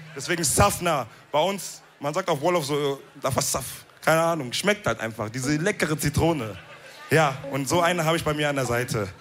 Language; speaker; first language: German; early bilingual, other home language; Wolof